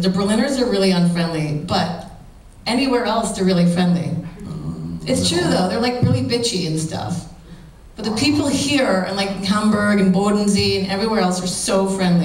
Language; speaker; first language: English; native; English